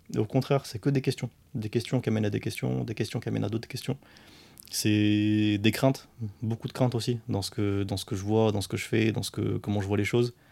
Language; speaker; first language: French; early bilingual, other home language; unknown